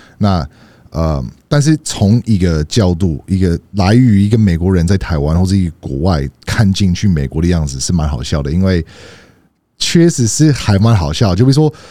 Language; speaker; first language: Chinese; non-native, fluent; English